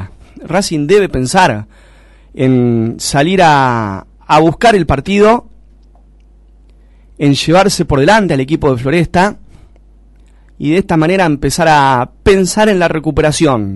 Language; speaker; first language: Spanish; native; Spanish